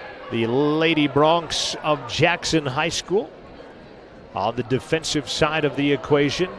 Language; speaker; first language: English; native; English